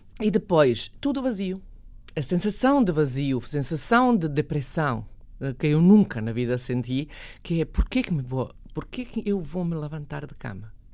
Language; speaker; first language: Portuguese; non-native, fluent; Bosnian